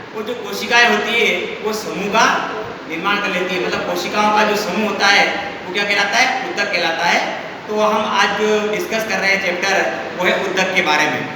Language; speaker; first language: Hindi; native; Hindi